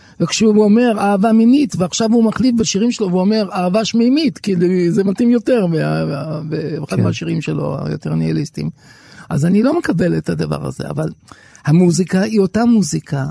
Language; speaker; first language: Hebrew; native; Hebrew